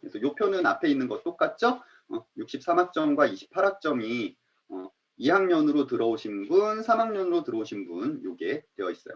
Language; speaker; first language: Korean; native; Korean